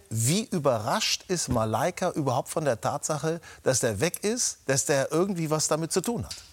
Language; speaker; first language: German; native; German